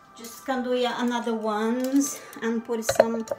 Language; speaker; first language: English; non-native, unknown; Portuguese